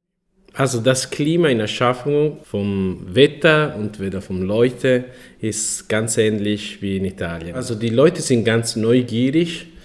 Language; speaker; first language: German; non-native, learner; Italian